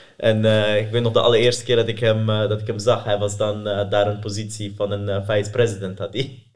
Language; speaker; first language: Dutch; early bilingual, other home language; Persian